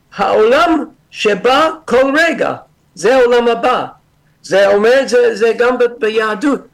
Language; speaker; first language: Hebrew; non-native, fluent; English